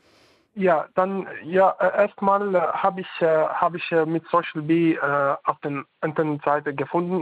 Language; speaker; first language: German; non-native, learner; Arabic